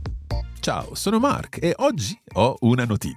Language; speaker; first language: Italian; non-native, fluent; English